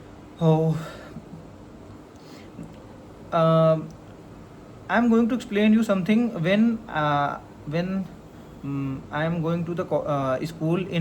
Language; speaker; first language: English; non-native, learner; Hindi